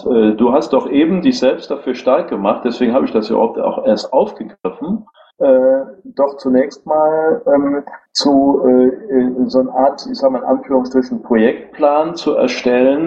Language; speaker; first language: German; native; German